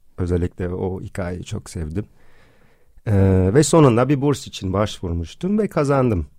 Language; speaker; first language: Turkish; non-native, fluent; English